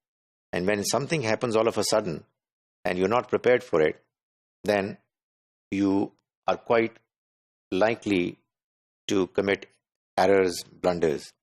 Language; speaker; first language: English; non-native, local second language; Urdu